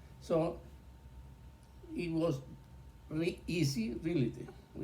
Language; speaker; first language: English; non-native, learner; Spanish